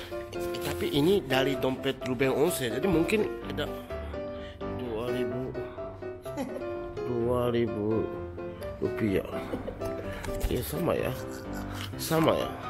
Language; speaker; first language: Indonesian; non-native, fluent; Japanese